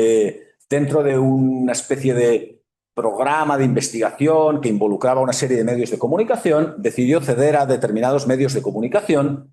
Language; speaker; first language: Spanish; native; Spanish